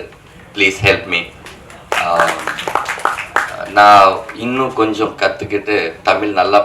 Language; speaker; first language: Tamil; non-native, learner; Telugu